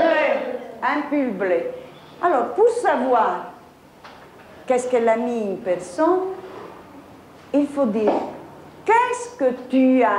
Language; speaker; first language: French; non-native, fluent; Italian